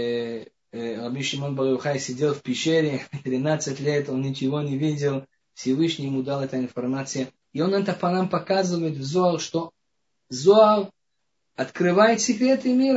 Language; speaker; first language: Russian; non-native, fluent; Hebrew